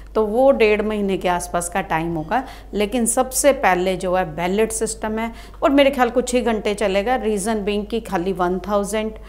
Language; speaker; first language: Hindi; non-native, local second language; Punjabi